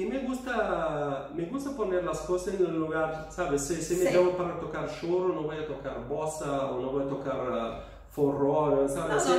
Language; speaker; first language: Spanish; non-native, fluent; Portuguese